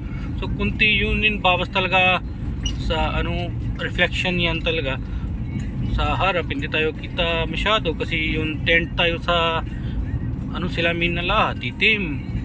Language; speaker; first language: Filipino; non-native, learner; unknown